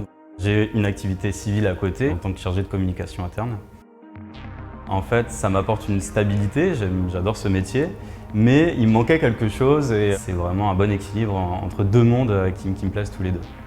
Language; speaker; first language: French; native; French